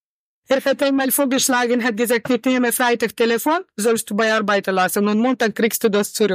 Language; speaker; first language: German; non-native, learner; Ukrainian